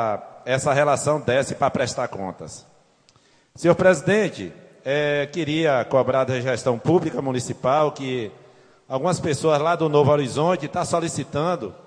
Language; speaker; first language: Portuguese; native; Portuguese